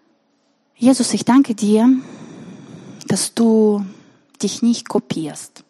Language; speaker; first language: German; non-native, fluent; Russian